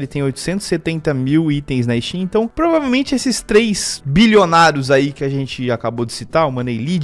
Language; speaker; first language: Portuguese; native; Portuguese